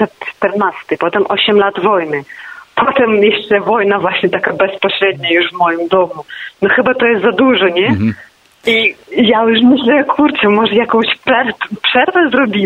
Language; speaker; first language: Polish; non-native, fluent; Ukrainian